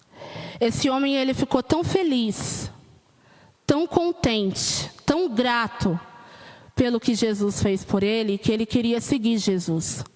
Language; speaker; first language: Portuguese; native; Portuguese